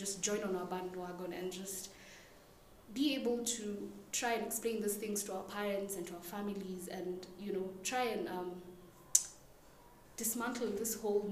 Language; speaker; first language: English; non-native, local second language; Somali